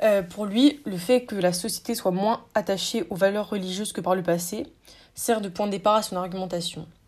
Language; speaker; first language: French; native; French